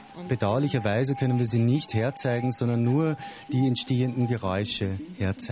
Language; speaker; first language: German; native; German